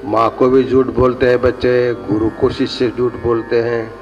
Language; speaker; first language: Hindi; non-native, local second language; Kannada